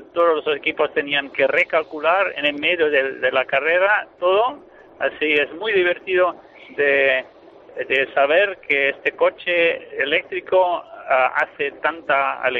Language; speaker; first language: Spanish; non-native, fluent; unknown